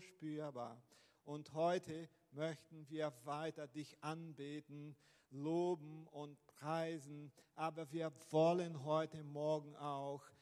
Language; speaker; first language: German; non-native, fluent; Portuguese